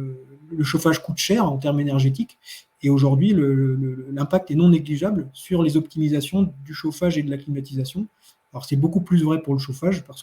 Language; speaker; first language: French; native; French